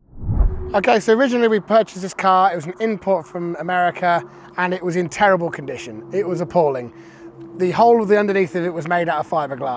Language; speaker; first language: English; native; English